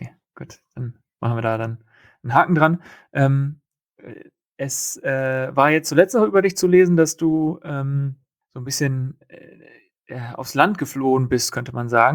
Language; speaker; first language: German; native; German